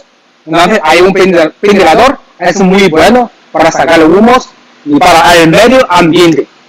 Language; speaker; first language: Spanish; non-native, learner; Chinese